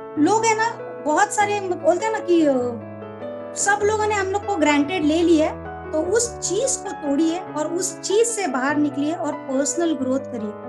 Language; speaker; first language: Hindi; non-native, local second language; Marathi